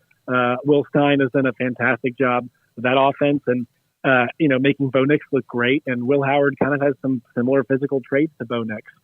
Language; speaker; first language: English; native; English